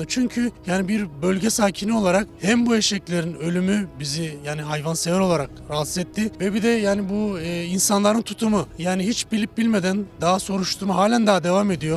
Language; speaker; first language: Turkish; native; Turkish